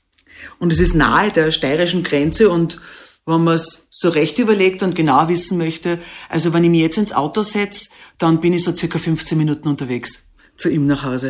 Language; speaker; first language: German; native; German